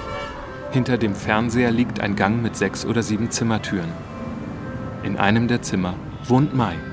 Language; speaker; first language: German; native; German